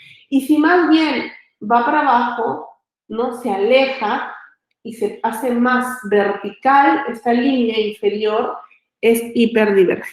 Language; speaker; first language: Spanish; native; Spanish